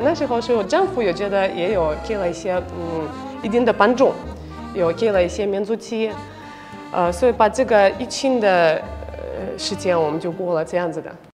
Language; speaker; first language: Chinese; non-native, fluent; Russian